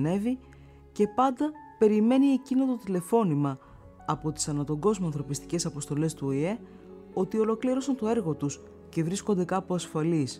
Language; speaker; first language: Greek; native; Greek